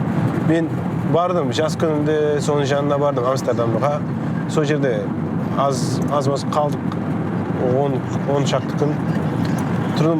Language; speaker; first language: Kazakh; early bilingual, heritage; Kazakh